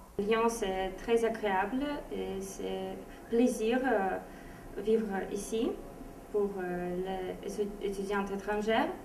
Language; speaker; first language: French; non-native, learner; Portuguese